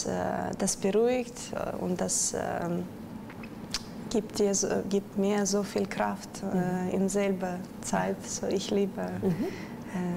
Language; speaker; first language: German; non-native, learner; Russian